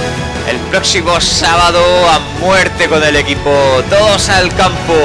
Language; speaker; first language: Spanish; native; Spanish